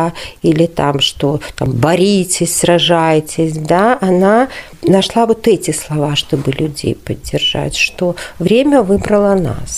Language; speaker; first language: Russian; native; Russian